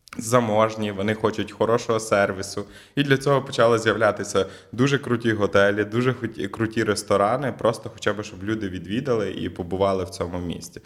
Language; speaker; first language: Ukrainian; native; Ukrainian